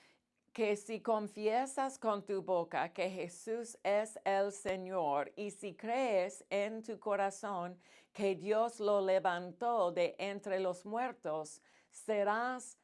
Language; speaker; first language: Spanish; non-native, fluent; English